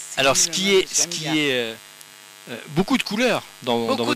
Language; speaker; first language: French; native; French